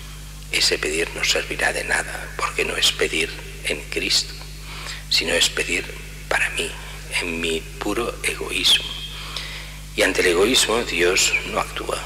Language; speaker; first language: Spanish; native; Spanish